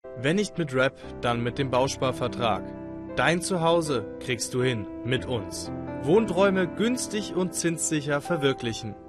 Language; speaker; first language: German; native; German